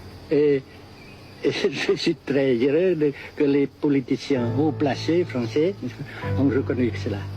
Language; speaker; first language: French; non-native, fluent; Vietnamese